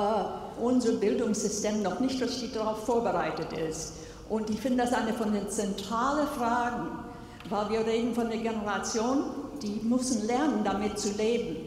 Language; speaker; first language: German; non-native, fluent; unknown